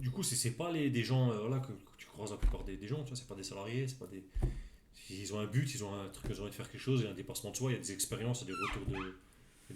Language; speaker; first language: French; native; French